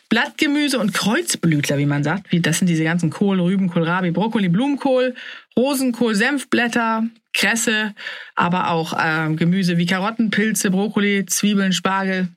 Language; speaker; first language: German; native; German